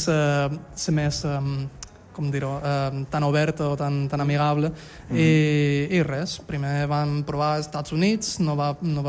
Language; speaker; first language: Catalan; early bilingual, other home language; German